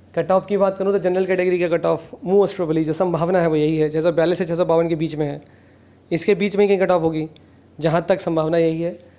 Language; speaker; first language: Hindi; native; Hindi